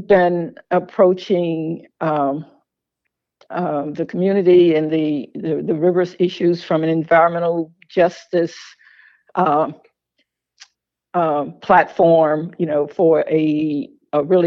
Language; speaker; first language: English; native; English